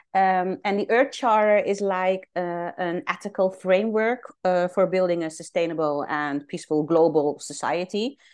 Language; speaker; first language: English; non-native, fluent; Dutch